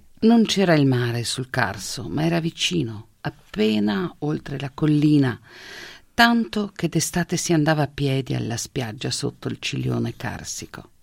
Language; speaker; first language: Italian; non-native, local second language; Slovenian